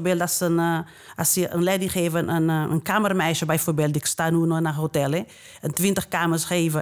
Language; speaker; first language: Dutch; non-native, fluent; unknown